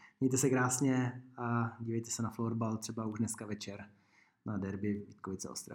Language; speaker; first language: Czech; native; Czech